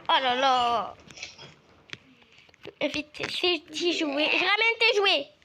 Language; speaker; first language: French; native; French